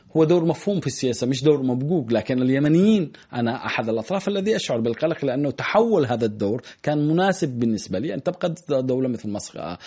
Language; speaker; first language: Arabic; native; Arabic